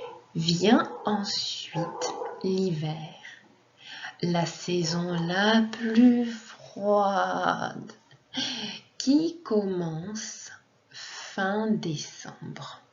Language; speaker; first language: French; non-native, fluent; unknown